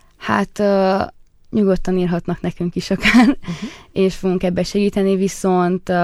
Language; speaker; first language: Hungarian; native; Hungarian